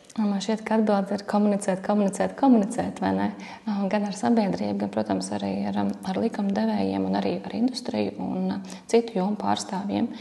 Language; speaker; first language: Latvian; native; Latvian